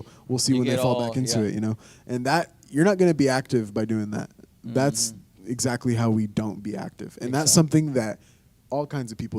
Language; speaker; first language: English; native; English